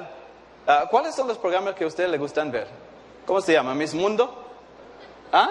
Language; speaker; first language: Spanish; non-native, fluent; English